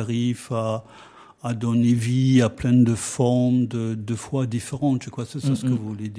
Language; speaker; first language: French; non-native, fluent; German